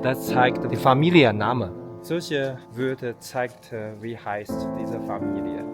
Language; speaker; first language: German; non-native, learner; Chinese